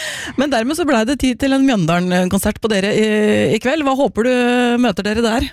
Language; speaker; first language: Norwegian; native; Norwegian